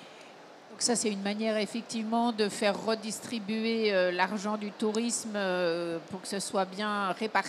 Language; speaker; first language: French; native; French